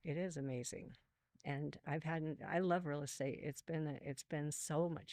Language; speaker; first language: English; native; English